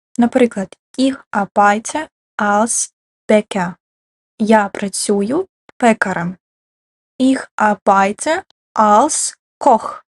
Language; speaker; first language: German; non-native, fluent; Ukrainian